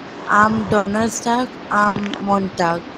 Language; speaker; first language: German; non-native, learner; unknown